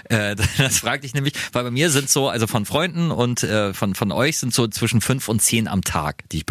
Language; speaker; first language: German; native; German